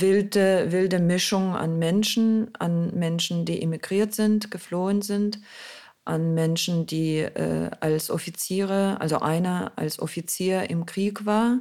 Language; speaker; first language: German; non-native, fluent; Russian